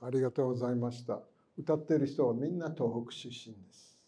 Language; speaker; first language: Japanese; non-native, fluent; English